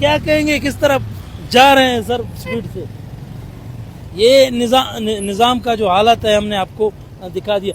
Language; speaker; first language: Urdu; non-native, local second language; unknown